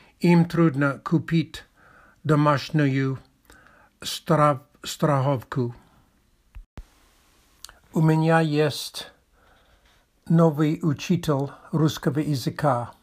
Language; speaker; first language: Russian; non-native, learner; English